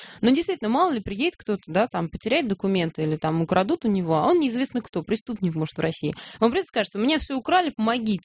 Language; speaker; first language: Russian; native; Russian